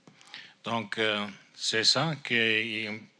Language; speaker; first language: French; non-native, fluent; German